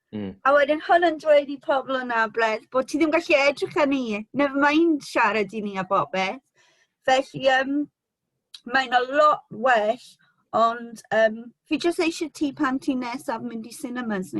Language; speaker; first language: Welsh; non-native, local second language; English